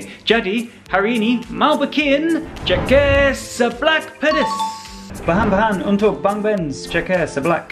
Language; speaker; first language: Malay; non-native, learner; English